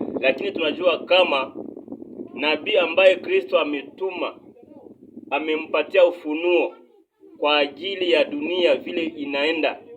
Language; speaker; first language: Swahili; non-native, local second language; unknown